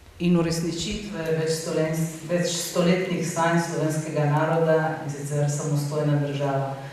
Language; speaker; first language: Slovenian; native; Slovenian